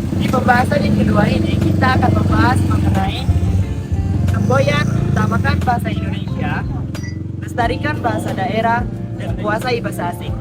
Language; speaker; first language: Indonesian; non-native, local second language; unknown